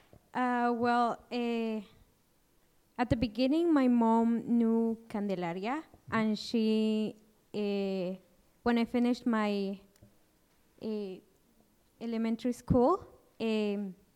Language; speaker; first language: English; non-native, fluent; Kaqchikel